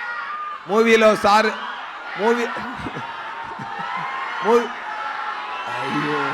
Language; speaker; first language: Telugu; non-native, learner; Tamil